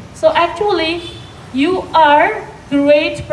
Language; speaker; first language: English; non-native, fluent; Indonesian